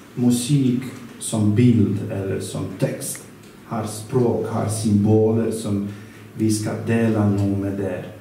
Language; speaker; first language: Swedish; non-native, fluent; Serbian